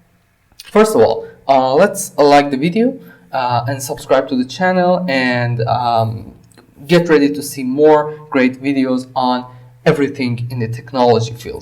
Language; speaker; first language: English; non-native, fluent; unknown